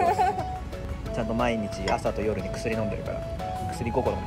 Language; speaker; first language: Japanese; native; Japanese